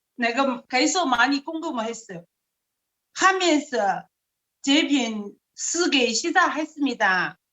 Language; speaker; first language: Korean; non-native, learner; Chinese